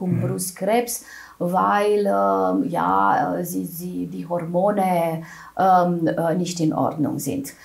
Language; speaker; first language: German; non-native, fluent; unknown